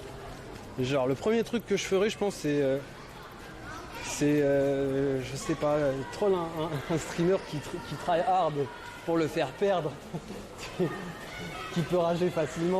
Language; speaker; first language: French; native; French